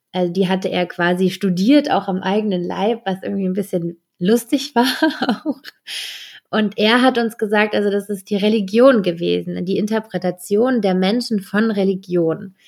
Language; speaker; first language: German; native; German